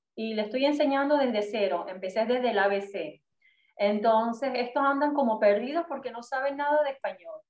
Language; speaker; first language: Spanish; native; Spanish